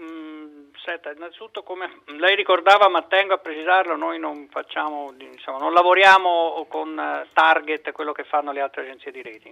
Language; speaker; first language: Italian; native; Italian